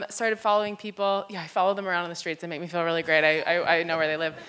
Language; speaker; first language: English; native; English